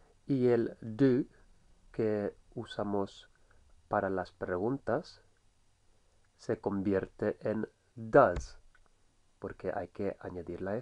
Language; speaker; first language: Spanish; non-native, fluent; English